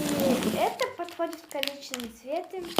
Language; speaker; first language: Russian; non-native, local second language; Kazakh